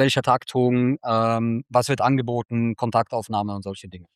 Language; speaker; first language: German; native; German